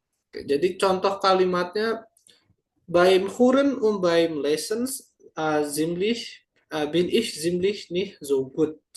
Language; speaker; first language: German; non-native, learner; Indonesian